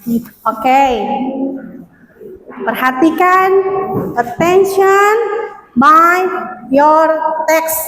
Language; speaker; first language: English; non-native, learner; Indonesian